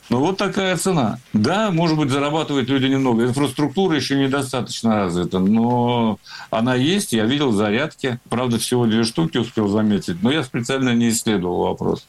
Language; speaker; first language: Russian; native; Russian